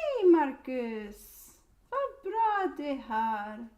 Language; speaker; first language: Swedish; non-native, learner; English